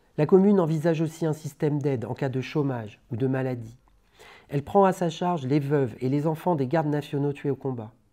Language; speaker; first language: French; native; French